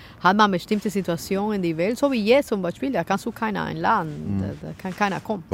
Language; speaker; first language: German; non-native, fluent; Spanish